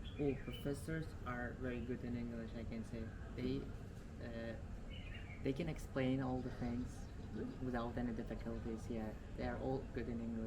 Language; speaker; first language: English; non-native, fluent; Uzbek